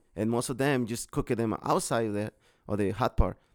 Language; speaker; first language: English; non-native, learner; Spanish